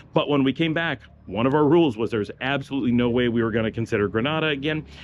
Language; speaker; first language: English; native; English